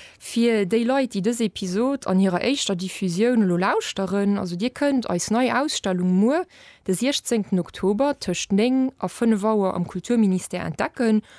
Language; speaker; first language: Luxembourgish; native; Luxembourgish